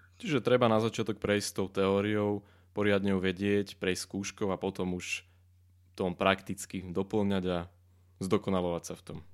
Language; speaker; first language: Slovak; native; Slovak